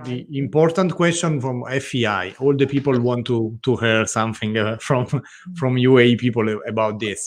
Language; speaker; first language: English; non-native, learner; Italian